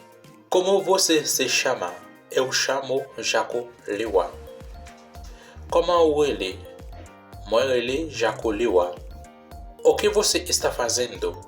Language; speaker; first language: Portuguese; non-native, learner; Haitian Creole